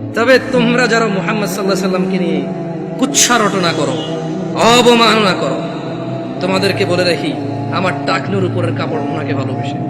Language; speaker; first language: Bangla; early bilingual, heritage; Bangla